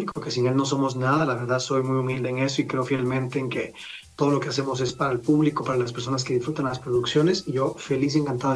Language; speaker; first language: Spanish; native; Spanish